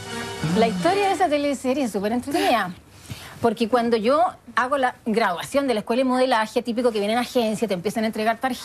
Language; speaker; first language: Spanish; native; Spanish